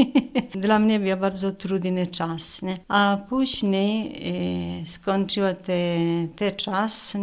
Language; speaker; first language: Polish; non-native, fluent; Italian